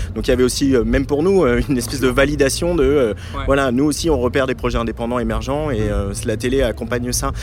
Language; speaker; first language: French; native; French